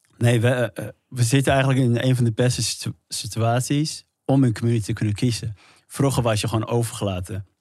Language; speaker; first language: Dutch; early bilingual, other home language; Somali